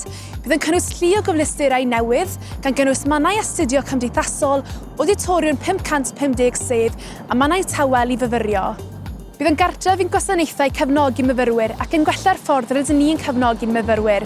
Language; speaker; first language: Welsh; native; Welsh